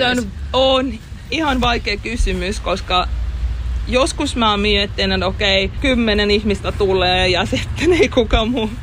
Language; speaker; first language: Finnish; non-native, fluent; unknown